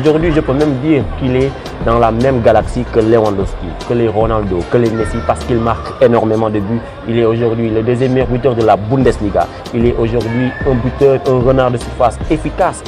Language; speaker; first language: French; non-native, local second language; Wolof